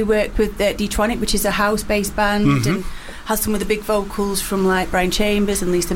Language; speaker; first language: English; native; English